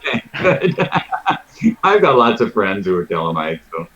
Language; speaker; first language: English; native; English